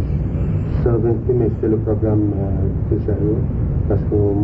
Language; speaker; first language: French; non-native, learner; Arabic